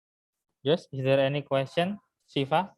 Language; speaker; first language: English; non-native, fluent; Indonesian